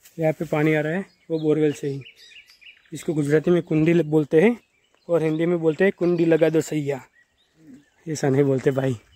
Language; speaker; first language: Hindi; non-native, local second language; Gujarati